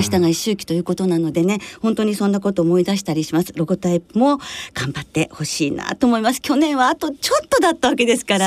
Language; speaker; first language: Japanese; native; Japanese